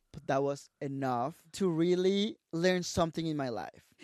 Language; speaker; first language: English; non-native, fluent; Spanish